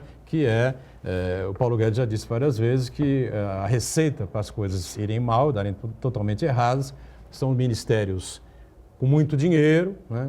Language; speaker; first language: Portuguese; native; Portuguese